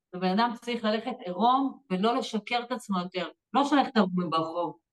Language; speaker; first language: Hebrew; native; Hebrew